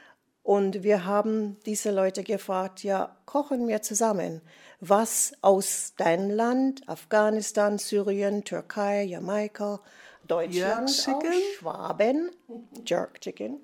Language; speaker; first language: German; non-native, fluent; English